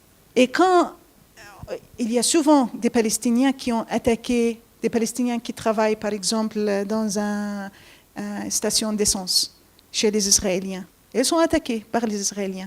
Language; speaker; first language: French; non-native, fluent; Arabic